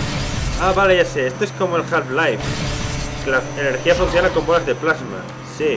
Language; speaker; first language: Spanish; native; Spanish